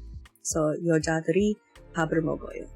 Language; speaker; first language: Korean; non-native, learner; English